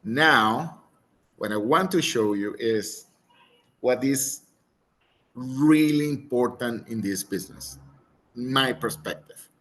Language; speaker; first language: English; non-native, fluent; Spanish